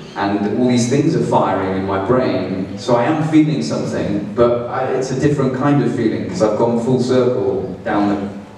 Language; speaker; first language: English; native; English